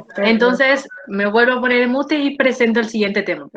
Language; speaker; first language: Spanish; native; Spanish